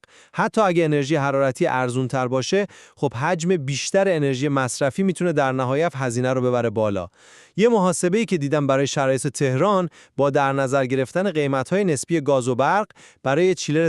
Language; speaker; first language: Persian; native; Persian